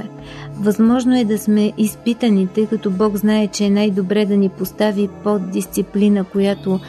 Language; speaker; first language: Bulgarian; native; Bulgarian